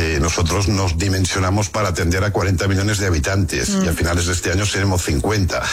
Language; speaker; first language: Spanish; non-native, local second language; Catalan